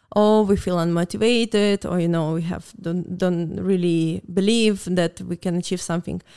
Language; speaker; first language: English; non-native, fluent; Russian